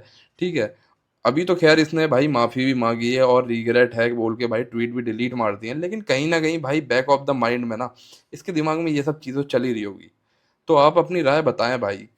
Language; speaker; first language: Hindi; native; Hindi